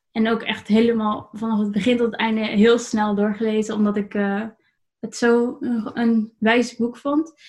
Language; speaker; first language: Dutch; native; Dutch